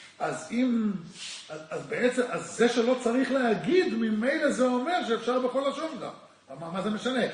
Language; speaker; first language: Hebrew; native; Hebrew